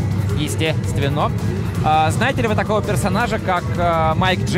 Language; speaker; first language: Russian; native; Russian